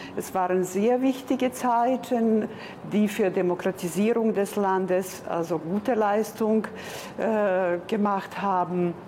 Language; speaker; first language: German; non-native, fluent; Serbian